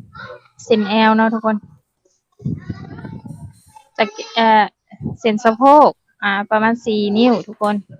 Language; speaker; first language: Thai; non-native, local second language; Northeastern Thai